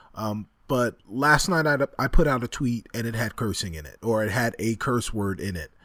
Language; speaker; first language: English; native; English